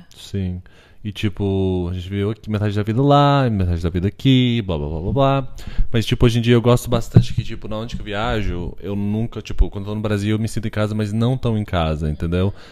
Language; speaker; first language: Portuguese; native; Portuguese